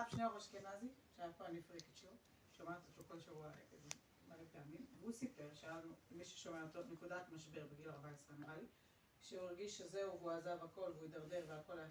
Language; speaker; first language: Hebrew; native; Hebrew